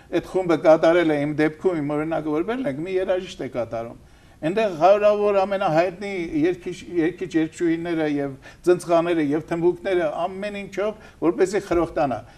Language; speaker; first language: Armenian; native; Armenian